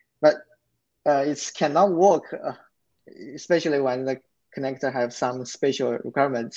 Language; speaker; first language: English; non-native, learner; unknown